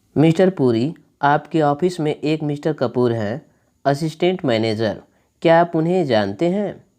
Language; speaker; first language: Hindi; native; Hindi